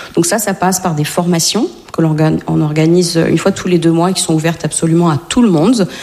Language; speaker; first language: French; native; French